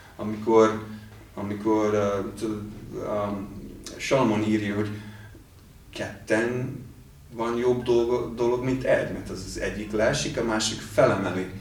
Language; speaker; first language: Hungarian; non-native, fluent; English